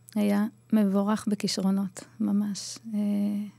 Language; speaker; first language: Hebrew; native; Hebrew